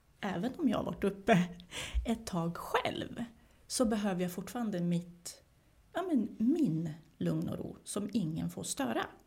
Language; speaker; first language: Swedish; early bilingual, other home language; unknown